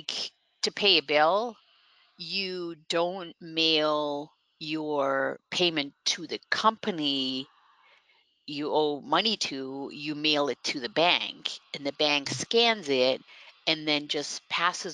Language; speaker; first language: English; non-native, fluent; Dutch